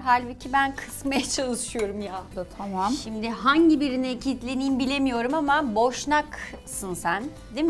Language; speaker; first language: Turkish; native; Turkish